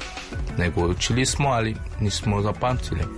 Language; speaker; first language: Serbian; non-native, fluent; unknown